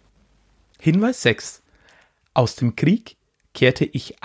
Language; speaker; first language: German; native; German